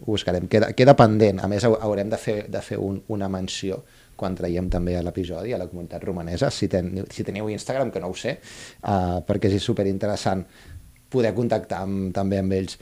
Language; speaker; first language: Catalan; native; Catalan